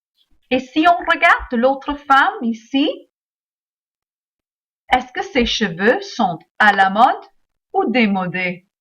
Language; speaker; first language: French; non-native, fluent; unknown